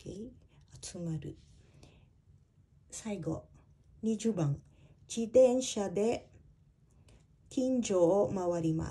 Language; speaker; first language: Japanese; non-native, fluent; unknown